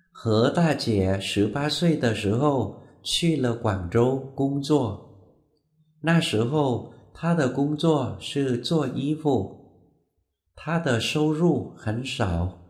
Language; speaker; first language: Chinese; non-native, fluent; Vietnamese